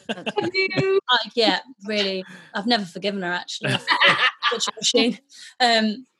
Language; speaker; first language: English; native; English